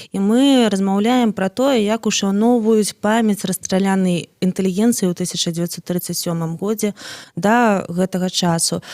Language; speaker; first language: Belarusian; native; Belarusian